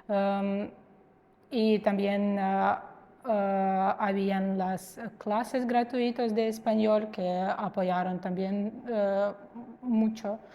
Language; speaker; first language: Spanish; non-native, fluent; Russian